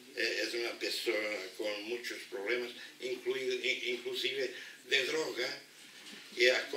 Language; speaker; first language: Spanish; non-native, fluent; Portuguese